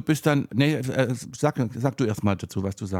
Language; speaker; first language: German; native; German